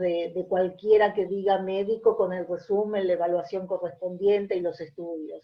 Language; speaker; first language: Spanish; native; Spanish